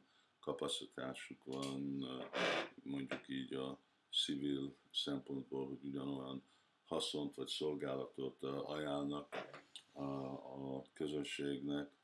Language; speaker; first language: Hungarian; early bilingual, heritage; Hungarian